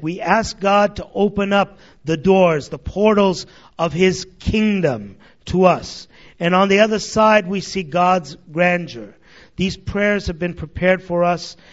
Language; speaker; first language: English; early bilingual, other home language; Armenian